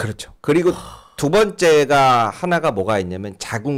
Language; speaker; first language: Korean; native; Korean